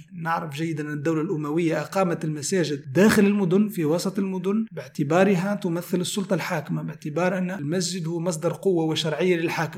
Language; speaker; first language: Arabic; native; Arabic